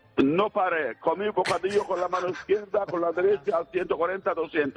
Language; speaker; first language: Spanish; non-native, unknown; Turkish